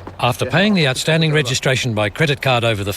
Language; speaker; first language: English; native; English